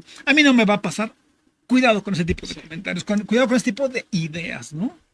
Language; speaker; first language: Spanish; native; Spanish